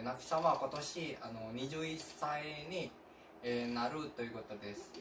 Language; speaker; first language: Japanese; non-native, learner; Indonesian